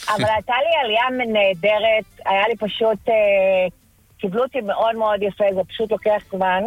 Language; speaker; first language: Hebrew; early bilingual, other home language; French